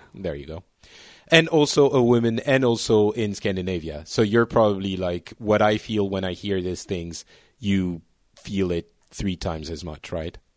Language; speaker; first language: English; non-native, fluent; French